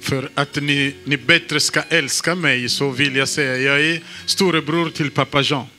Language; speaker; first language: Swedish; non-native, fluent; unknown